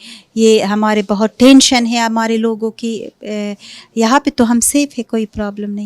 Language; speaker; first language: Hindi; non-native, fluent; Punjabi